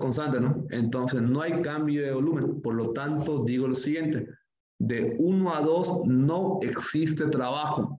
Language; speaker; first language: Spanish; native; Spanish